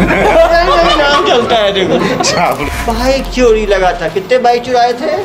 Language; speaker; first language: Hindi; native; Hindi